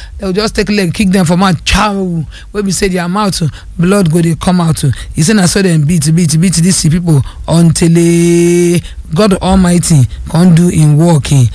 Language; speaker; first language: Nigerian Pidgin; non-native, local second language; Yoruba